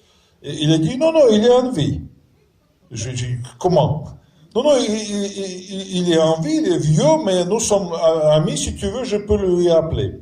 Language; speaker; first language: French; non-native, fluent; Russian